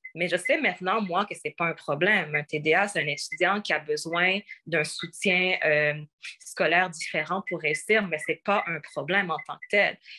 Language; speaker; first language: French; early bilingual, other home language; Rundi